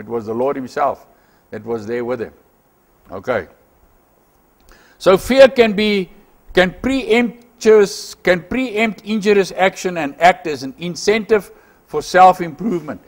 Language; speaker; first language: English; non-native, local second language; Afrikaans